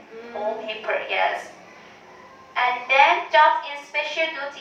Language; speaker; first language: English; non-native, learner; Thai